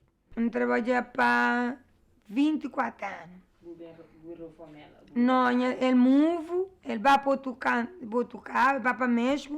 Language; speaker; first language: Portuguese; non-native, learner; Kabuverdianu